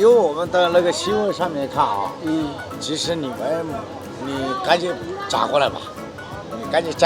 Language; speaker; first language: Chinese; native; Chinese